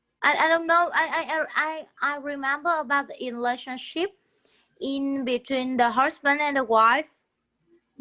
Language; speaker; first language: English; non-native, learner; Vietnamese